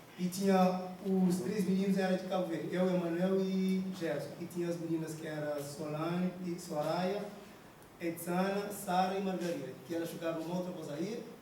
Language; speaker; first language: Portuguese; non-native, local second language; Kabuverdianu